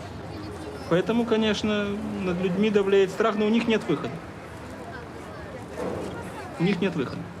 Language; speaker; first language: Russian; native; Russian